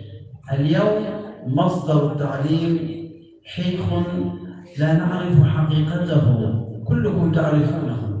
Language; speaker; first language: Arabic; non-native, fluent; Indonesian